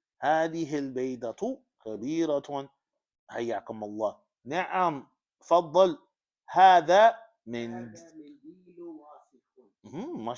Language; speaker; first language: Arabic; non-native, fluent; English